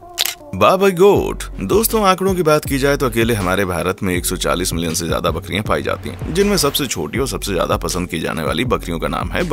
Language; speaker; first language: Hindi; native; Hindi